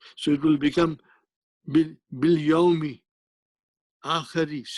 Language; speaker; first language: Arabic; non-native, fluent; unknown